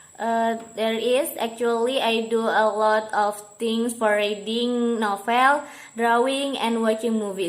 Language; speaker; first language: English; non-native, learner; Indonesian